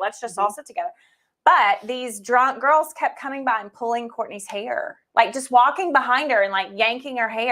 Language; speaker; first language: English; native; English